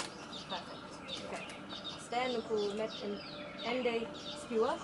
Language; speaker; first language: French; non-native, learner; English